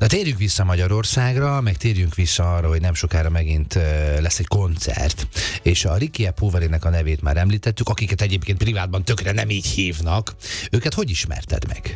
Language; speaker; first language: Hungarian; native; Hungarian